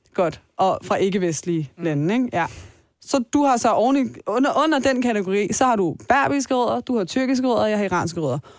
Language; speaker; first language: Danish; native; Danish